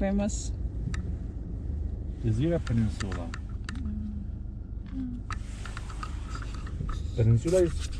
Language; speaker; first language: English; non-native, learner; Turkish